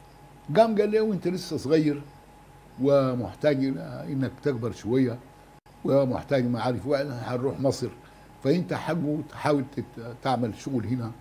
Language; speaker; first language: Arabic; native; Arabic